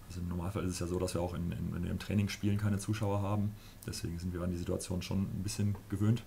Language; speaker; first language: German; native; German